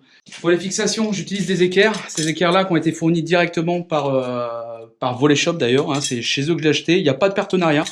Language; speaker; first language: French; native; French